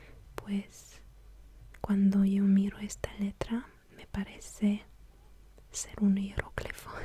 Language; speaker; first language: Spanish; non-native, fluent; Russian